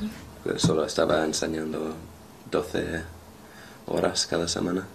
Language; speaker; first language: Spanish; non-native, fluent; English